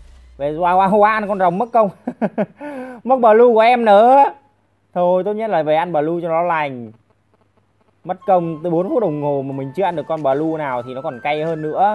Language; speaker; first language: Vietnamese; native; Vietnamese